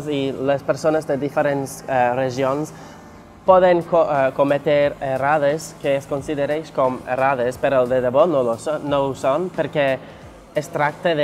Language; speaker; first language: Catalan; non-native, fluent; English